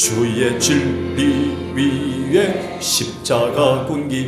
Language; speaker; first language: Korean; native; Korean